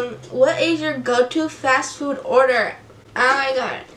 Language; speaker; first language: English; early bilingual, other home language; Portuguese